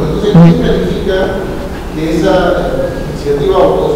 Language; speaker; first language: Spanish; native; Spanish